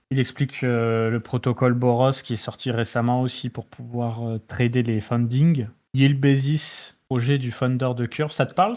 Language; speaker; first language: French; native; French